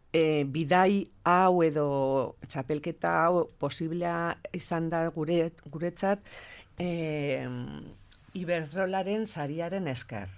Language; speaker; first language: Basque; non-native, local second language; Spanish